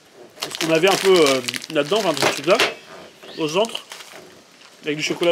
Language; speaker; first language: French; native; French